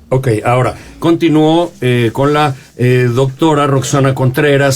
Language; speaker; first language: Spanish; native; Spanish